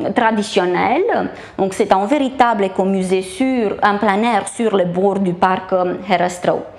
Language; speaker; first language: French; non-native, fluent; Romanian